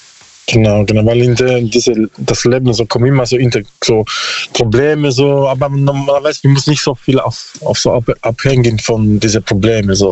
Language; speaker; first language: German; non-native, learner; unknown